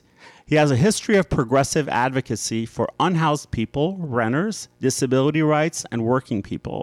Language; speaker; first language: English; native; English